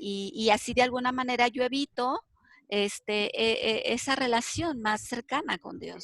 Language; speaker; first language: Spanish; native; Spanish